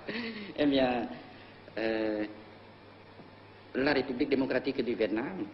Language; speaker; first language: French; non-native, fluent; Vietnamese